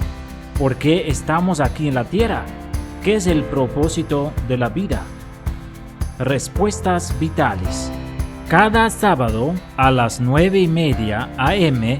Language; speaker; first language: Spanish; native; Spanish